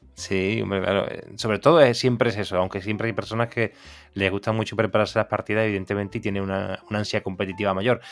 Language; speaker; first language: Spanish; native; Spanish